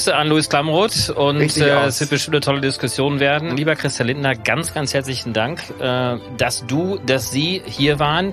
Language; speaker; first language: German; native; German